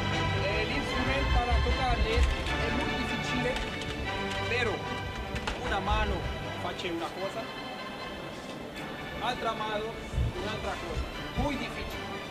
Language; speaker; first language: Italian; non-native, learner; Spanish